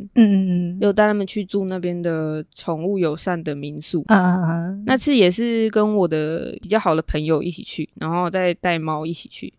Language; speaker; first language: Chinese; native; Chinese